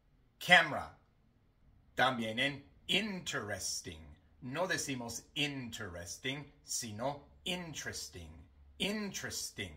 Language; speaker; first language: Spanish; non-native, fluent; English